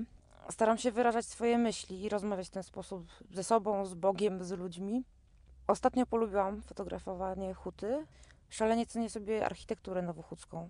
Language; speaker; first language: Polish; native; Polish